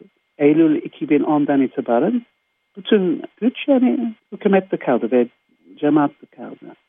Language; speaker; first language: Turkish; non-native, fluent; English